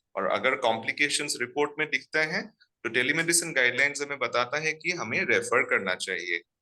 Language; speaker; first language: Hindi; non-native, local second language; Assamese